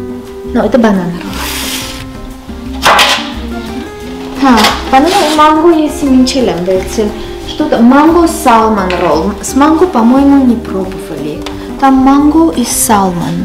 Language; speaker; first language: Russian; non-native, fluent; Armenian